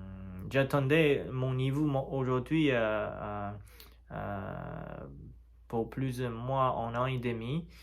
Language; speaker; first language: French; non-native, learner; Chinese